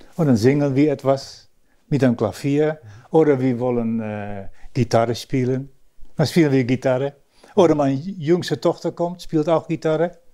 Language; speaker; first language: German; early bilingual, other home language; Dutch